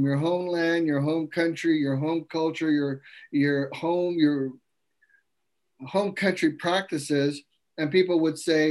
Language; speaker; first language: English; native; English